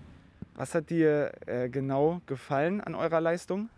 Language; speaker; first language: German; native; German